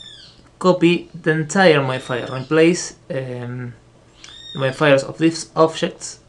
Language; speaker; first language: English; non-native, fluent; Spanish